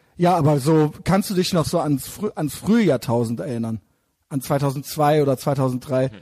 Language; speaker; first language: German; native; German